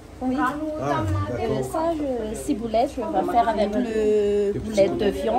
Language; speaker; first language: French; non-native, local second language; Malagasy